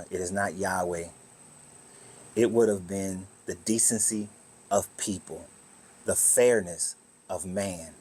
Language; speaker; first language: English; native; English